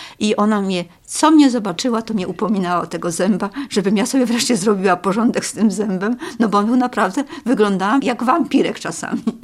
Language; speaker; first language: Polish; native; Polish